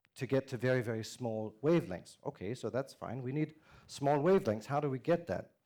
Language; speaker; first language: English; non-native, fluent; Danish